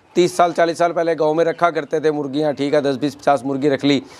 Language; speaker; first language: Hindi; native; Hindi